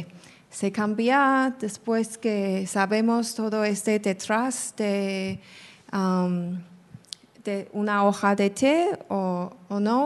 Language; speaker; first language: Spanish; non-native, fluent; Chinese